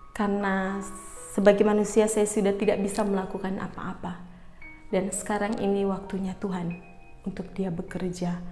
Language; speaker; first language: Indonesian; native; Indonesian